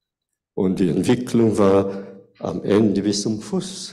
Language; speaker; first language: German; non-native, fluent; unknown